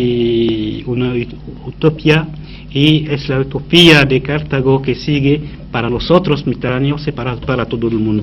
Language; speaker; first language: Spanish; non-native, fluent; Arabic